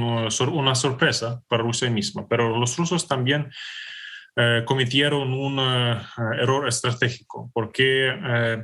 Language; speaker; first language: Spanish; non-native, fluent; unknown